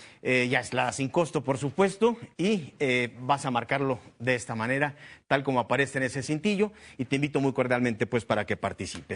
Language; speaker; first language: Spanish; native; Spanish